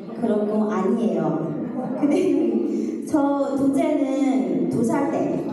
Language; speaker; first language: Korean; non-native, learner; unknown